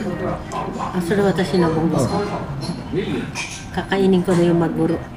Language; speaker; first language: Japanese; non-native, learner; Filipino